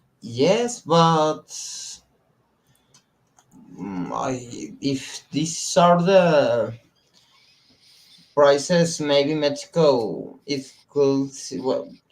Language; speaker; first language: English; non-native, learner; Spanish